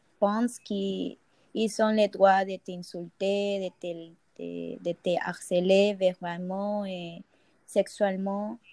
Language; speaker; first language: French; non-native, fluent; Spanish